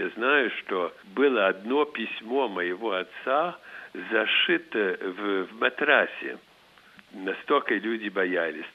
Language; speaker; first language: Russian; early bilingual, heritage; Russian